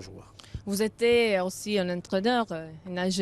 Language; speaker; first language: French; non-native, learner; Italian